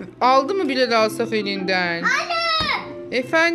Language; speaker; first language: Turkish; native; Turkish